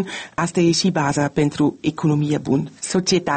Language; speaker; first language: Romanian; non-native, learner; German